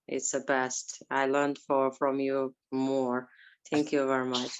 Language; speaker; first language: English; non-native, learner; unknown